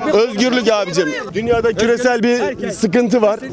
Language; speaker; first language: Turkish; native; Turkish